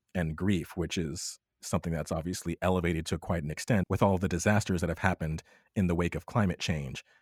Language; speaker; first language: English; native; English